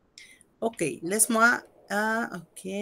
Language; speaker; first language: French; non-native, fluent; Spanish